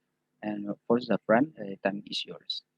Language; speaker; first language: English; non-native, fluent; Indonesian